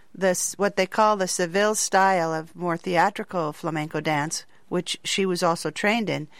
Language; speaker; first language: English; native; English